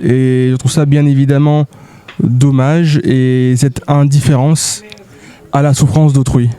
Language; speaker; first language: French; native; French